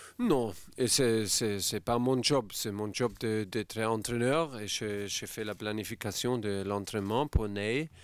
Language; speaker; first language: French; non-native, fluent; German